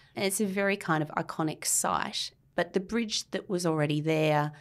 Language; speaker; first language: English; native; English